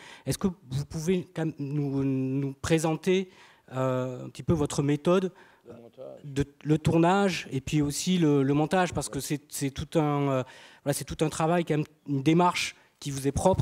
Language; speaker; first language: French; native; French